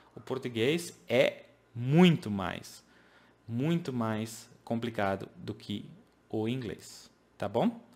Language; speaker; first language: Portuguese; non-native, fluent; English